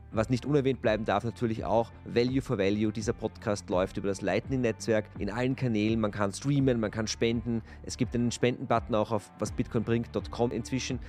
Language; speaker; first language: German; native; German